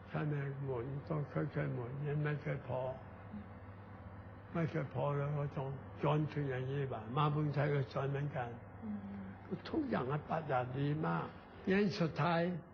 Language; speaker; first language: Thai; non-native, learner; Chinese